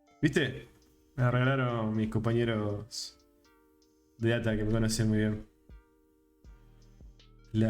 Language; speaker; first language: Spanish; native; Spanish